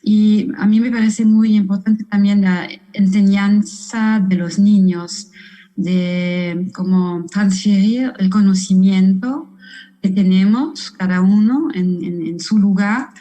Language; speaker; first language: Spanish; non-native, fluent; German